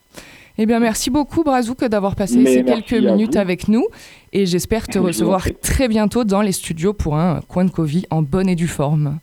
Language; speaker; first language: French; native; French